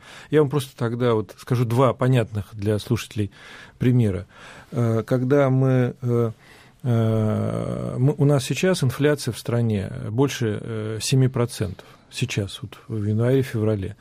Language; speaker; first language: Russian; native; Russian